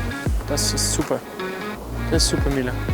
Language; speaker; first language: German; non-native, learner; Dutch